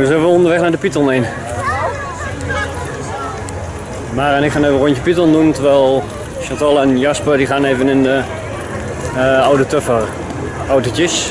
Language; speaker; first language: Dutch; native; Dutch